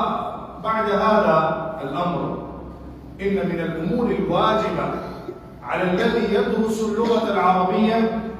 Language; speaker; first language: Arabic; non-native, fluent; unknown